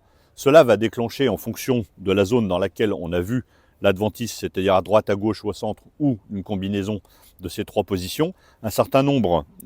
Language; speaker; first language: French; native; French